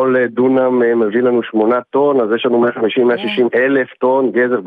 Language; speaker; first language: Hebrew; native; Hebrew